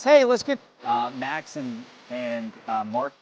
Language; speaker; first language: English; native; English